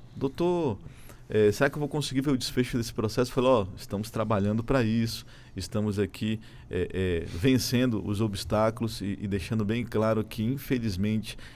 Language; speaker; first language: Portuguese; native; Portuguese